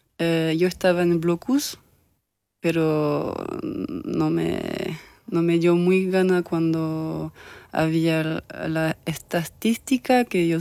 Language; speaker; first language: Spanish; early bilingual, heritage; French